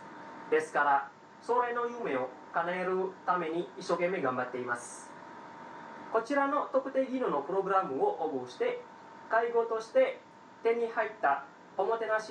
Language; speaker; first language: Japanese; non-native, fluent; Indonesian